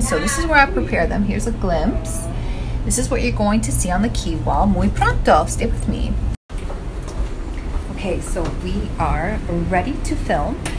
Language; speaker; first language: English; native; English